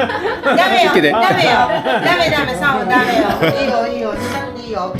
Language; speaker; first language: Japanese; native; Japanese